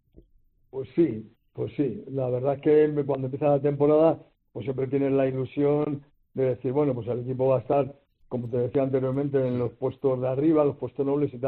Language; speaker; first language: Spanish; native; Spanish